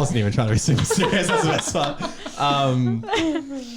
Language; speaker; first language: English; native; English